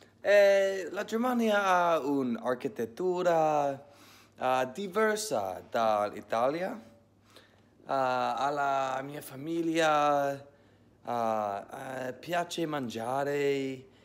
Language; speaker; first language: Italian; early bilingual, heritage; English